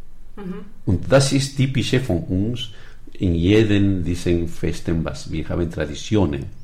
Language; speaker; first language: German; non-native, learner; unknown